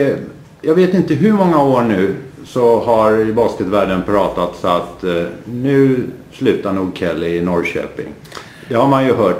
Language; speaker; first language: Swedish; native; Swedish